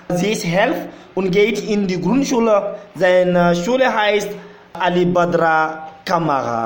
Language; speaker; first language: German; non-native, learner; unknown